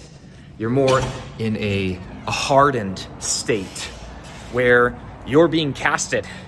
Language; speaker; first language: English; native; English